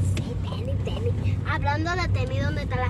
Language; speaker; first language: Spanish; early bilingual, other home language; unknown